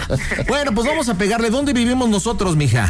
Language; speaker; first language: Spanish; native; Spanish